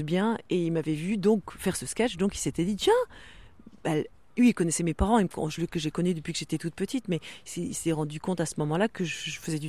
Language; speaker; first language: French; non-native, local second language; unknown